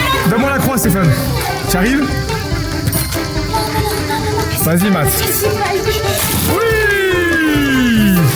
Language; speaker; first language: French; native; French